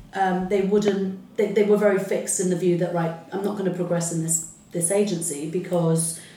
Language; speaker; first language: English; early bilingual, other home language; Arabic